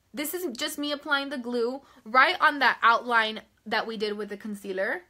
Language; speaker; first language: English; native; English